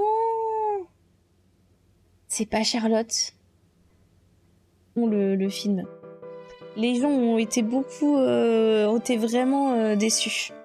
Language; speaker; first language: French; native; French